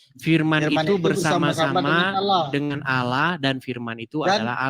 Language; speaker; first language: Indonesian; native; Indonesian